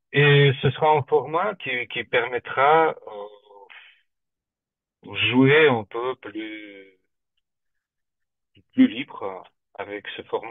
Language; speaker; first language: French; non-native, fluent; Russian